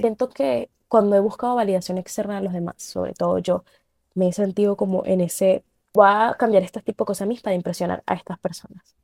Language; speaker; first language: Spanish; native; Spanish